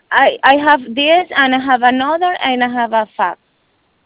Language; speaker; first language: English; non-native, learner; Spanish